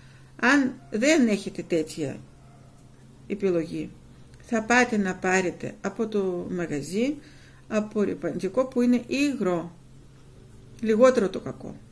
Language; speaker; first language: Greek; non-native, fluent; Russian